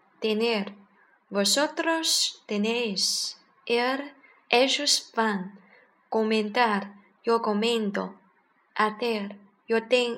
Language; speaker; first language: Spanish; non-native, learner; Chinese